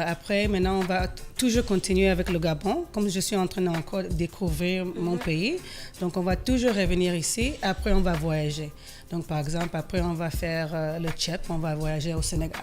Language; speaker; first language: French; early bilingual, heritage; French